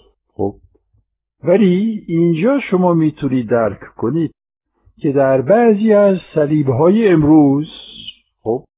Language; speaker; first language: Persian; non-native, fluent; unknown